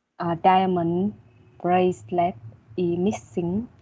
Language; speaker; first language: English; non-native, learner; Vietnamese